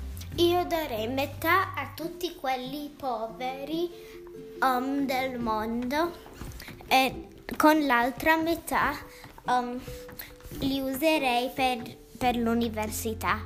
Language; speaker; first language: Italian; early bilingual, heritage; English